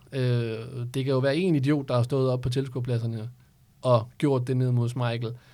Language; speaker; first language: Danish; native; Danish